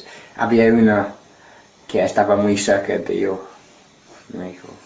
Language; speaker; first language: Spanish; non-native, learner; English